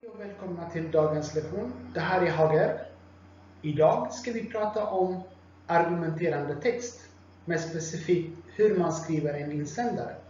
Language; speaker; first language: Swedish; non-native, fluent; Tigrinya